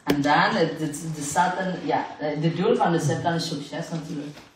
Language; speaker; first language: Dutch; non-native, fluent; Indonesian